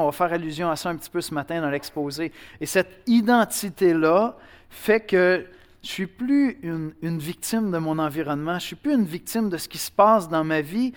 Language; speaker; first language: French; native; French